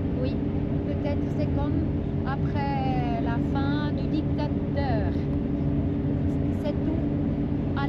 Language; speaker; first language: French; non-native, local second language; German